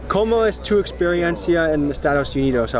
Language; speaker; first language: Spanish; non-native, learner; English